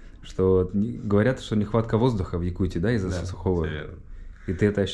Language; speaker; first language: Russian; native; Russian